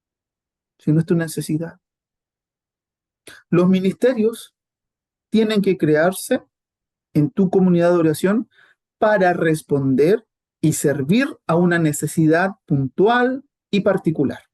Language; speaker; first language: Spanish; native; Spanish